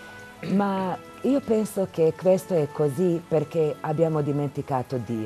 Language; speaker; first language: Italian; non-native, fluent; Croatian